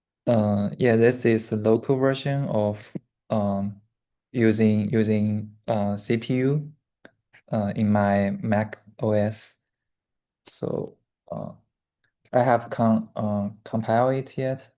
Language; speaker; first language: English; non-native, learner; Chinese